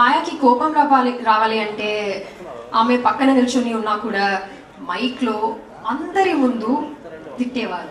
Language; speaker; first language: Telugu; non-native, learner; Malayalam